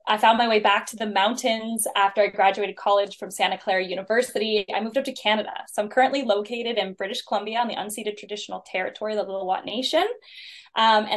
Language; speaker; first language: English; native; English